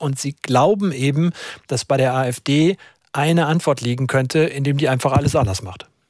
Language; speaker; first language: German; native; German